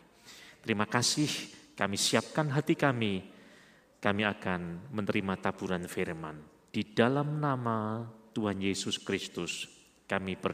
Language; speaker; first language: Indonesian; native; Indonesian